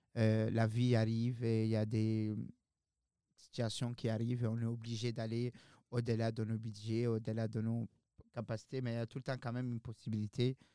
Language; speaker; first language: French; non-native, local second language; Arabic